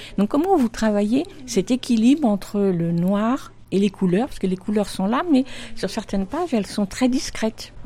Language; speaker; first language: French; native; French